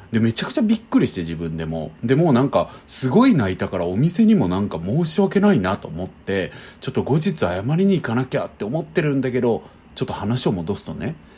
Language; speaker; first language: Japanese; native; Japanese